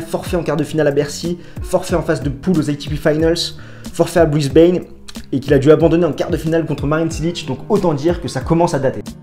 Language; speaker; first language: French; native; French